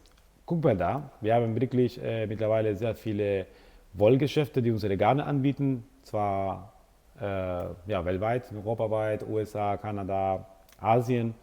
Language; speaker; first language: German; non-native, fluent; Italian